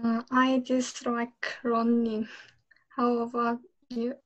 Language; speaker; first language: English; non-native, learner; Korean